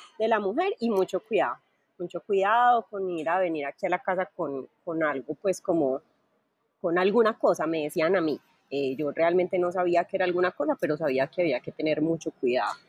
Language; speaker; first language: Spanish; native; Spanish